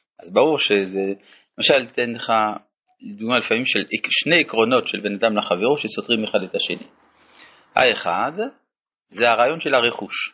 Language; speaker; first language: Hebrew; non-native, fluent; French